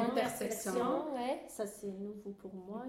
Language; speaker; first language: French; non-native, learner; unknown